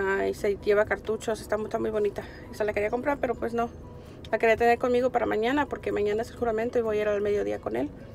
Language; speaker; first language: Spanish; native; Spanish